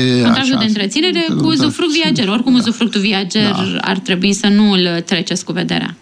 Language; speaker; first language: Romanian; native; Romanian